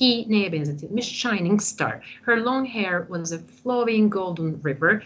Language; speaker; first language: English; non-native, fluent; Turkish